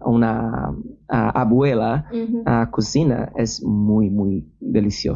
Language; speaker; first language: Spanish; non-native, learner; Portuguese